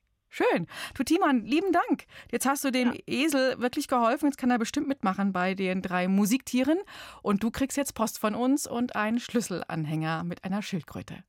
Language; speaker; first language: German; native; German